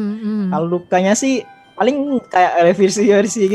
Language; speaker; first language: Indonesian; native; Indonesian